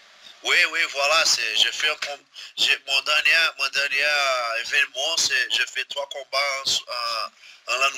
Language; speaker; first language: French; non-native, learner; Portuguese